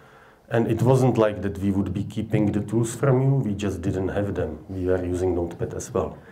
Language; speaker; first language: English; non-native, fluent; Czech